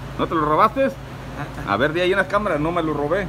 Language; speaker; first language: Spanish; native; Spanish